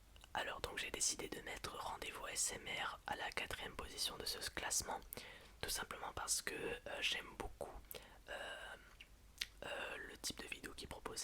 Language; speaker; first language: French; native; French